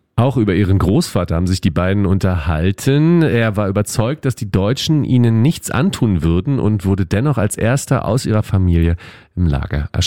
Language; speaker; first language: German; native; German